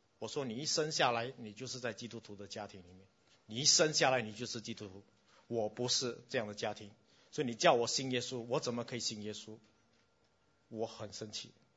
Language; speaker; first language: Chinese; native; Chinese